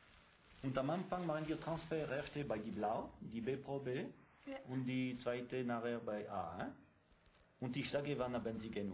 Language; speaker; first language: German; non-native, local second language; French